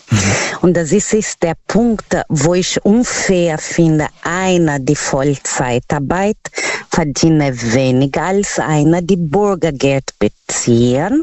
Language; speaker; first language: German; non-native, learner; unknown